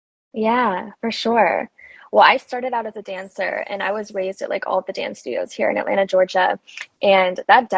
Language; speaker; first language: English; native; English